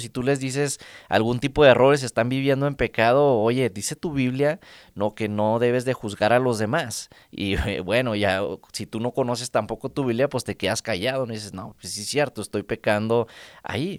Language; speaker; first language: Spanish; native; Spanish